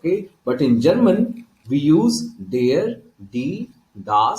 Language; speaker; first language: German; non-native, learner; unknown